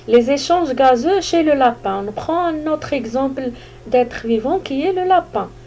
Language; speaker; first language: French; non-native, local second language; Arabic